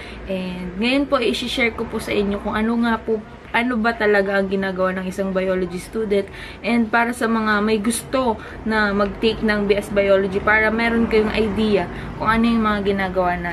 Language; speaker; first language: Filipino; non-native, local second language; Bikol